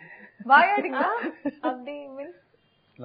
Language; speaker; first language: Tamil; native; Tamil